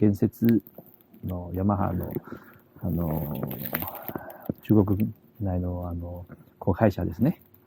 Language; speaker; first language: Japanese; non-native, learner; Chinese